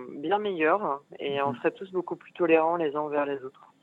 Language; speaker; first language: French; native; French